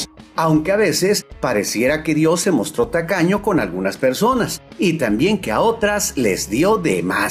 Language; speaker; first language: Spanish; native; Spanish